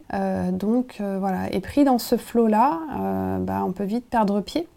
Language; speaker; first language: French; native; French